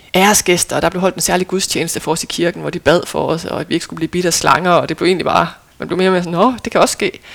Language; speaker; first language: Danish; native; Danish